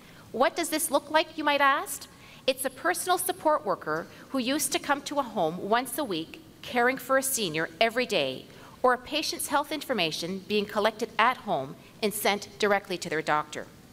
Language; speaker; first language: English; non-native, local second language; French